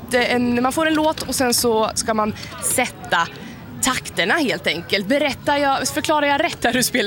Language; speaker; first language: Swedish; native; Swedish